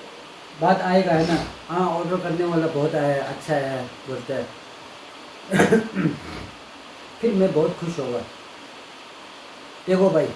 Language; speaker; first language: Hindi; non-native, local second language; Tibetan